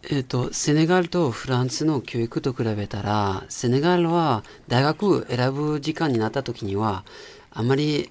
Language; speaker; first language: Japanese; non-native, fluent; French